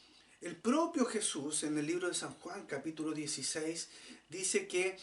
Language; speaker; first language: Spanish; native; Spanish